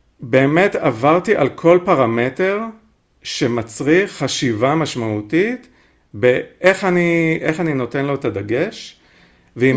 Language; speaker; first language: Hebrew; native; Hebrew